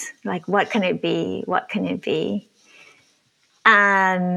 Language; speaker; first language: English; non-native, fluent; Spanish